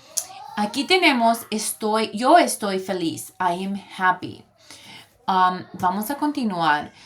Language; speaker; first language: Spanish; early bilingual, other home language; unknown